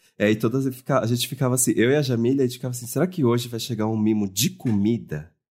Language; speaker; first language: Portuguese; native; Portuguese